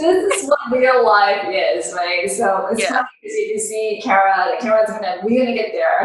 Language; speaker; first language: English; non-native, fluent; Chinese